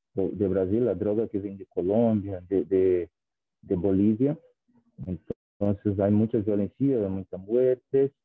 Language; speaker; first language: Spanish; non-native, fluent; Portuguese